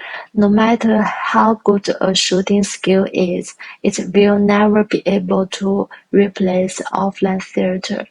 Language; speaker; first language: English; non-native, learner; Chinese